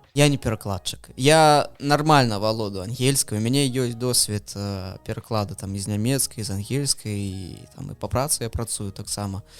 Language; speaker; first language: Belarusian; non-native, local second language; Russian